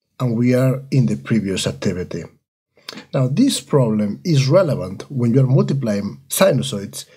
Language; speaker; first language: English; non-native, fluent; Spanish